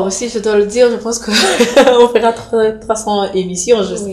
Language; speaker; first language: French; non-native, local second language; Lingala